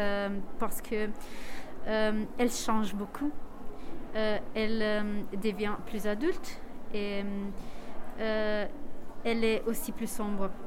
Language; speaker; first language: French; non-native, fluent; Italian